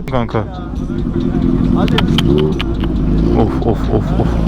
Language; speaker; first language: Turkish; native; Turkish